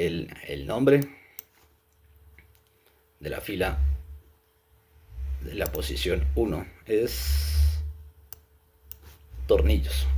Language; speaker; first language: Spanish; native; Spanish